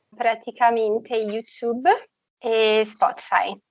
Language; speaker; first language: Italian; non-native, fluent; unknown